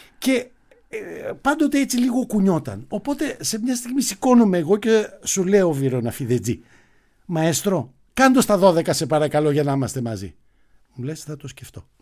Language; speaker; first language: Greek; native; Greek